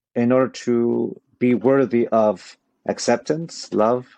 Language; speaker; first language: English; native; English